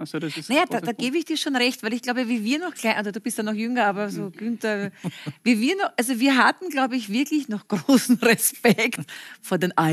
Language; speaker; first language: German; native; German